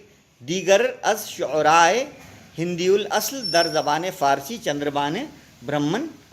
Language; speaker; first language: Persian; non-native, local second language; Urdu